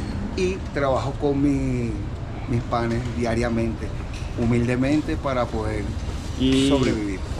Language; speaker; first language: Spanish; native; Spanish